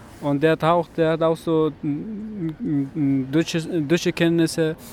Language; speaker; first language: German; non-native, learner; Persian